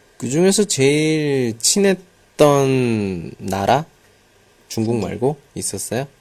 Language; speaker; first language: Korean; native; Korean